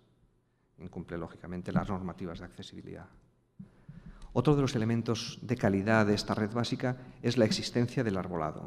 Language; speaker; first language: Spanish; native; Spanish